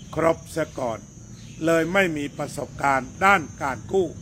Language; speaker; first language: Thai; native; Thai